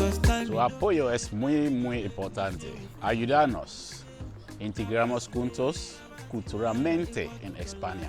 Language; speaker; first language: Spanish; non-native, learner; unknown